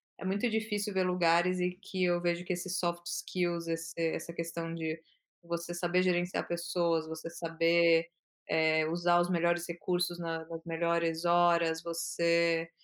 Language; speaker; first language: Portuguese; native; Portuguese